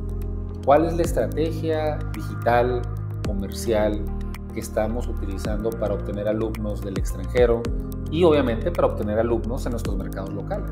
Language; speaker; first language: Spanish; native; Spanish